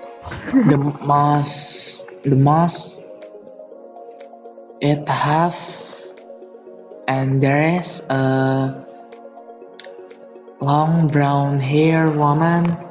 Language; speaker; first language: English; non-native, learner; Indonesian